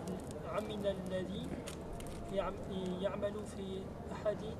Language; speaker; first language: Arabic; non-native, learner; French